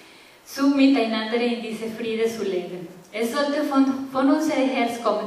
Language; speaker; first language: German; non-native, fluent; Spanish